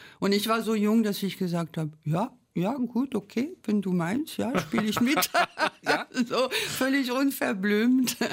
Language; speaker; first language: German; non-native, fluent; French